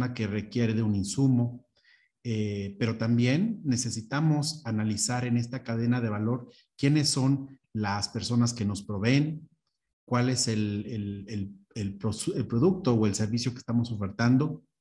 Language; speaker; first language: Spanish; native; Spanish